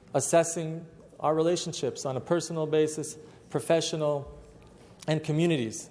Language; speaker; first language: English; native; English